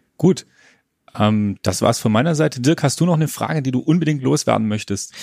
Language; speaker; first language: German; native; German